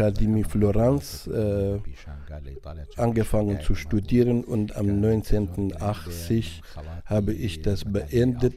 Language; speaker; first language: German; non-native, fluent; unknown